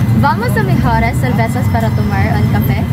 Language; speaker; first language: Spanish; non-native, learner; Cebuano